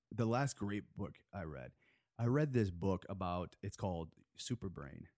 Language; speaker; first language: English; native; English